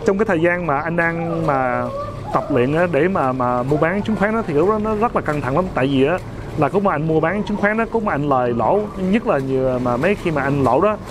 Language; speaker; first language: Vietnamese; early bilingual, heritage; Vietnamese